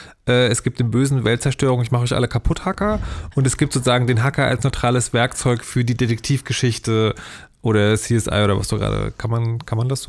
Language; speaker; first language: German; native; German